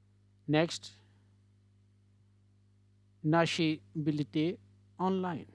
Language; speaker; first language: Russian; non-native, learner; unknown